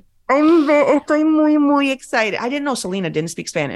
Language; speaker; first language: English; early bilingual, other home language; Spanish